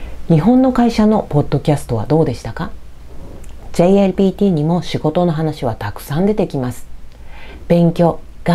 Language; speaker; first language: Japanese; non-native, fluent; Spanish